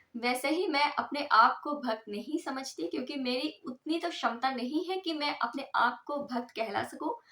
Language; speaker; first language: Hindi; non-native, local second language; Bangla